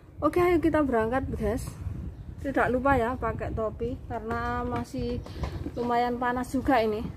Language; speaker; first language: Indonesian; non-native, local second language; Javanese